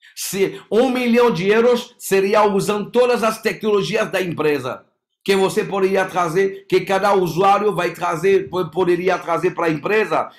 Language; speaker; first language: Portuguese; non-native, fluent; French